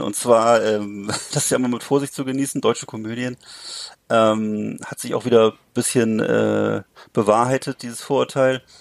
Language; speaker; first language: German; native; German